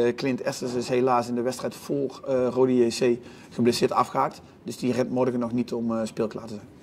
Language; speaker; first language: Dutch; native; Dutch